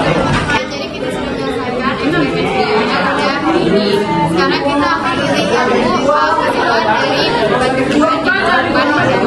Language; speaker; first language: Indonesian; native; Indonesian